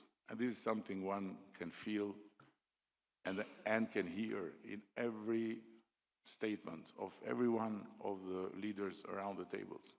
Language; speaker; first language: English; non-native, local second language; Albanian